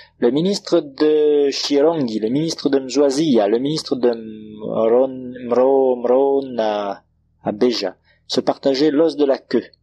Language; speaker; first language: French; non-native, local second language; Comorian